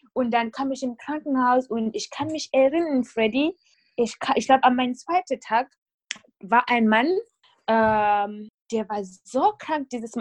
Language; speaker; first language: German; non-native, fluent; North Ndebele